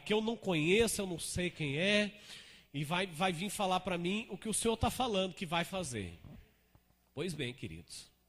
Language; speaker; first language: Portuguese; native; Portuguese